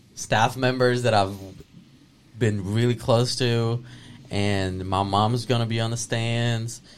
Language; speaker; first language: English; early bilingual, other home language; Spanish